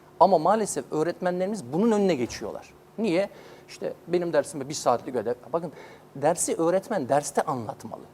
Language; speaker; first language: Turkish; native; Turkish